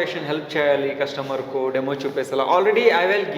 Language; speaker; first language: Telugu; non-native, local second language; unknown